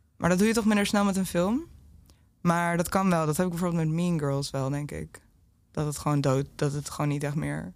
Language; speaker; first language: Dutch; native; Dutch